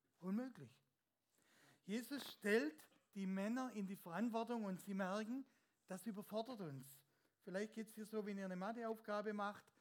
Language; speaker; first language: German; native; German